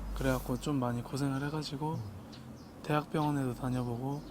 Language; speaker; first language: Korean; native; Korean